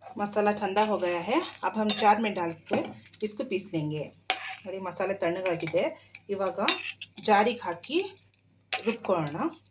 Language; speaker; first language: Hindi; native; Hindi